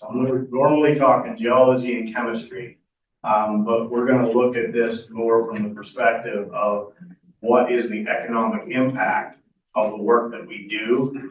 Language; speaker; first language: English; native; English